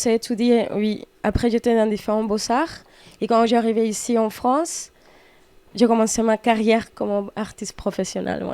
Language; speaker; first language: French; non-native, fluent; Spanish